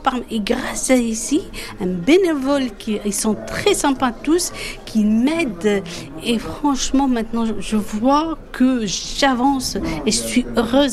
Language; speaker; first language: French; non-native, fluent; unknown